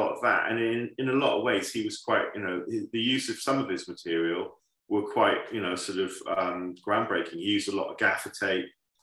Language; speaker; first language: English; native; English